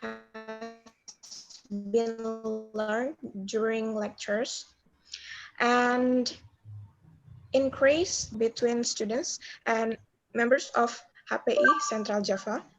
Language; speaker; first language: English; non-native, learner; Indonesian